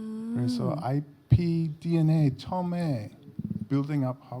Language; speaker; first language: Korean; non-native, learner; English